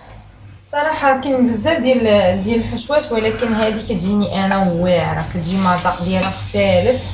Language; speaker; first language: Arabic; native; Arabic